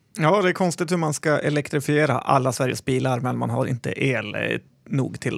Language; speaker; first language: Swedish; native; Swedish